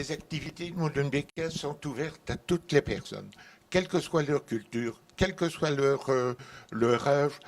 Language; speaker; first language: French; native; French